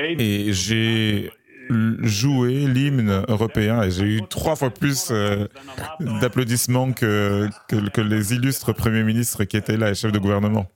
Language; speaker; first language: French; non-native, fluent; Slovenian